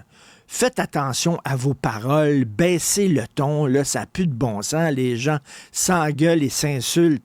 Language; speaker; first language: French; native; French